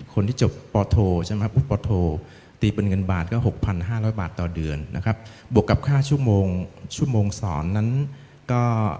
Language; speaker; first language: Thai; non-native, fluent; Vietnamese